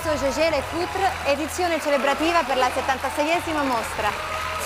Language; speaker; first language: Italian; native; Italian